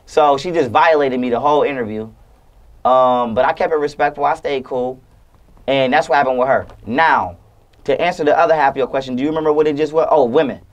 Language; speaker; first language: English; native; English